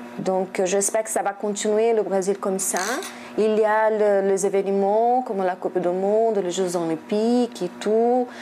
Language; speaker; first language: French; non-native, fluent; Portuguese